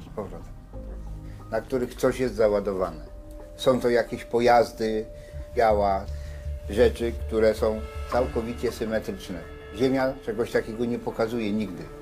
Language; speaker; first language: Polish; native; Polish